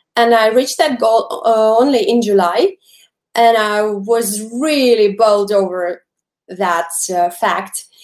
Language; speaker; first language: English; non-native, fluent; Russian